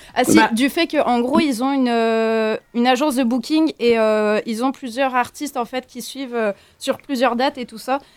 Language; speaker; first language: French; native; French